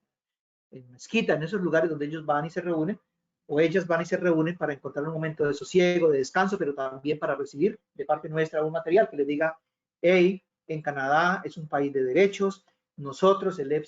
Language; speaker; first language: Spanish; native; Spanish